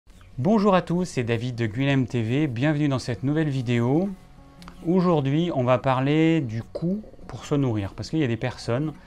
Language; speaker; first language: French; native; French